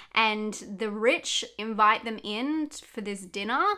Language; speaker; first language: English; native; English